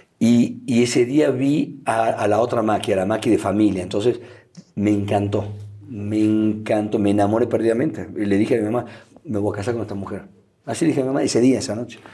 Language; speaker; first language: Spanish; native; Spanish